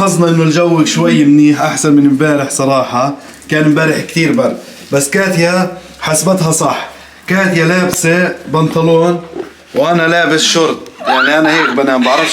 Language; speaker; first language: Arabic; native; Arabic